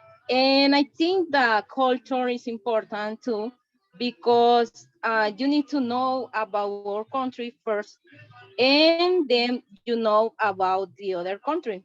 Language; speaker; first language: English; non-native, learner; Spanish